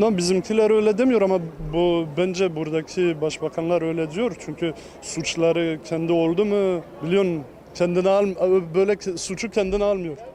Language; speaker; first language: Turkish; early bilingual, heritage; Turkish